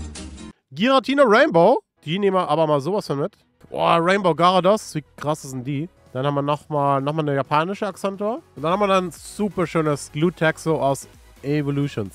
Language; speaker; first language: German; native; German